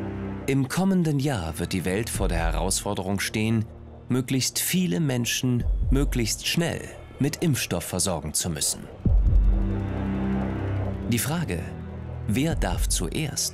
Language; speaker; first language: German; native; German